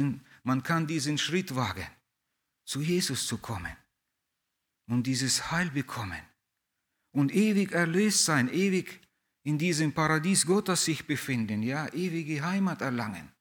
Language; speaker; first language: German; non-native, fluent; Russian